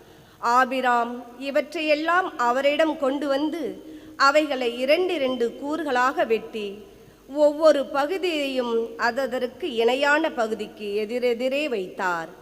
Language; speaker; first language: Tamil; native; Tamil